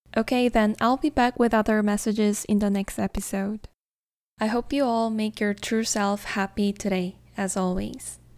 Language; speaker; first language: English; non-native, fluent; Korean